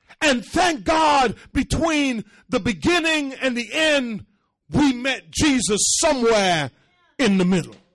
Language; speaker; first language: English; early bilingual, other home language; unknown